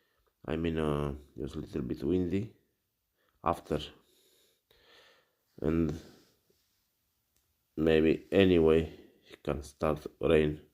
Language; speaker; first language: English; non-native, learner; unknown